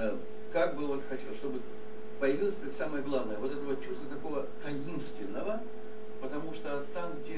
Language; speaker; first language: Russian; native; Russian